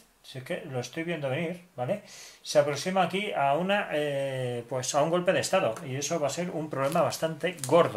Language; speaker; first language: Spanish; native; Spanish